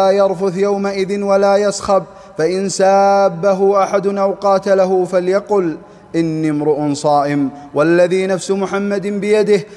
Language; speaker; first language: Arabic; native; Arabic